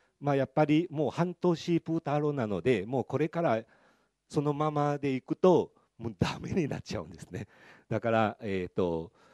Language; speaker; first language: Japanese; non-native, fluent; Chinese